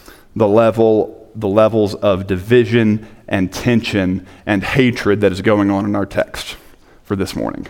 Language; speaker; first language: English; native; English